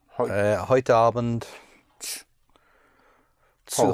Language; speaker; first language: German; non-native, learner; English